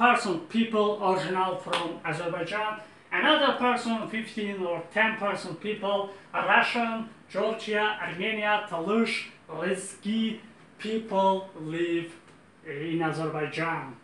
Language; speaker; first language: English; non-native, learner; Azerbaijani